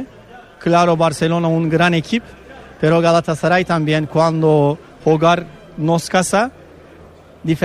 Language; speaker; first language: Spanish; non-native, learner; Turkish